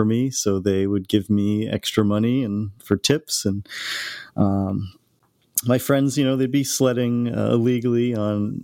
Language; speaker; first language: English; native; English